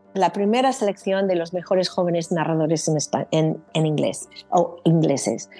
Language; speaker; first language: Spanish; non-native, fluent; English